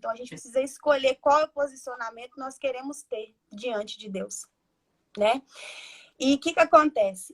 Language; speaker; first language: Portuguese; native; Portuguese